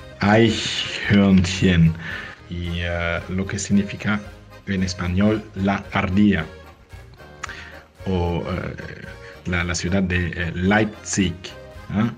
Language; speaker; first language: Spanish; non-native, fluent; German